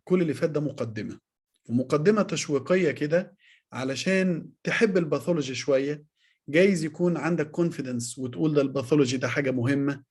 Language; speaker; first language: Arabic; native; Arabic